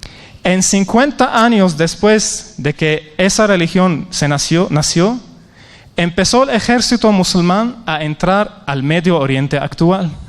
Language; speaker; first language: Spanish; non-native, fluent; Arabic